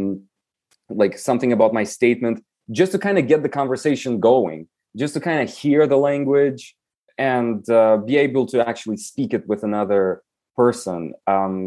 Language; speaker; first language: English; non-native, fluent; Romanian